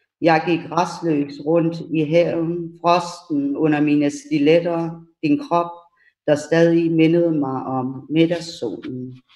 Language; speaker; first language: Danish; early bilingual, other home language; Persian